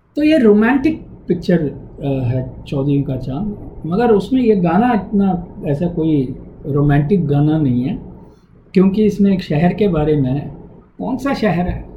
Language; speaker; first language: Hindi; non-native, local second language; Tamil